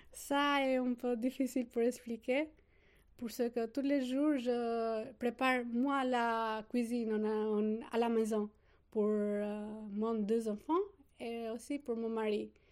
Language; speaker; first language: French; non-native, learner; Albanian